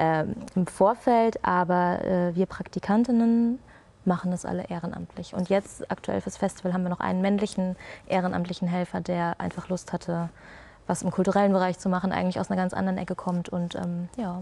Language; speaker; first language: German; native; German